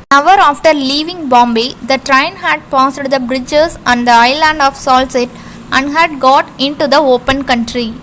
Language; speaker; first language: English; non-native, local second language; Tamil